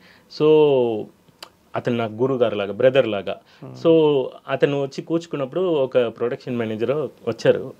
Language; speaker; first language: Telugu; non-native, local second language; Tamil